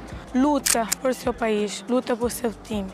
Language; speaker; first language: Portuguese; non-native, local second language; Kabuverdianu